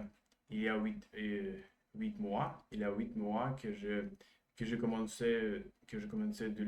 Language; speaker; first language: French; non-native, learner; Russian